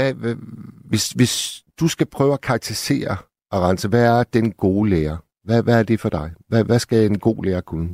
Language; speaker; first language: Danish; native; Danish